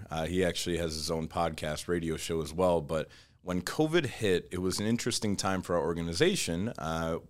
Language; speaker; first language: English; native; English